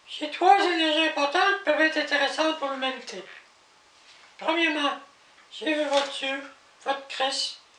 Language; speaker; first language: French; native; French